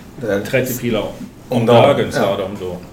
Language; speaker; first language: Swedish; non-native, fluent; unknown